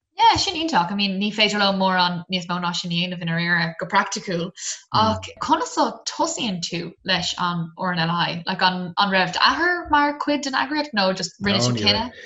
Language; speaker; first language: Irish; non-native, local second language; English